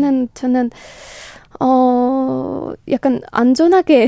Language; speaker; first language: Korean; non-native, learner; Ukrainian